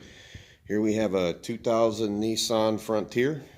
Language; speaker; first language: English; native; English